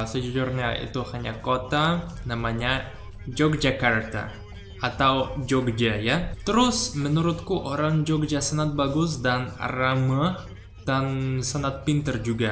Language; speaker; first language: Indonesian; non-native, learner; Russian